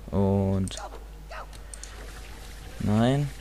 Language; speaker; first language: German; native; German